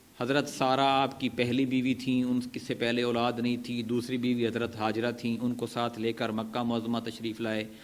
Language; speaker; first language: Urdu; non-native, local second language; Punjabi